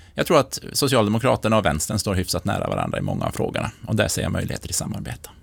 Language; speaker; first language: Swedish; native; Swedish